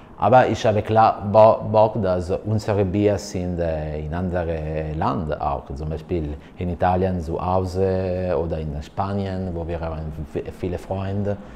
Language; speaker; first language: German; non-native, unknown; Italian